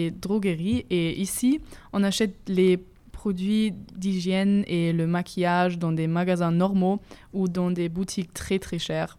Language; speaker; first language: French; non-native, fluent; German